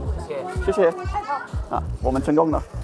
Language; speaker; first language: Chinese; non-native, learner; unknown